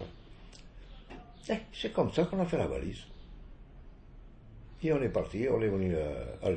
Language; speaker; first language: French; non-native, fluent; Italian